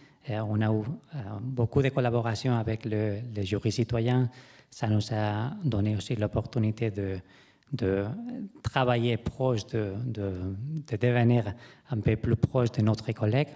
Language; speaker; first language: French; non-native, fluent; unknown